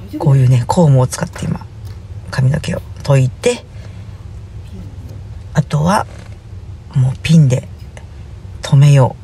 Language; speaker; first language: Japanese; native; Japanese